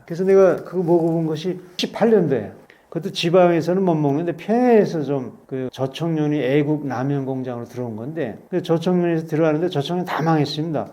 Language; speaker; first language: Korean; native; Korean